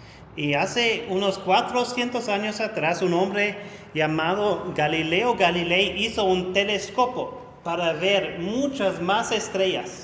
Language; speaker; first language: Spanish; non-native, fluent; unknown